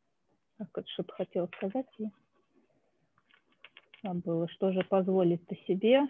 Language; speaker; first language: Russian; native; Russian